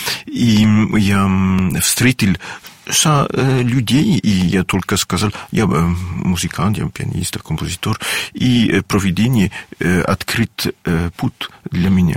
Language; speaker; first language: Russian; non-native, learner; French